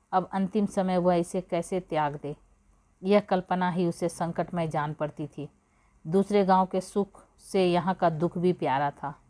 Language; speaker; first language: Hindi; native; Hindi